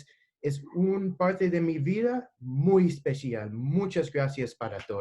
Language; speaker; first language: Spanish; non-native, learner; English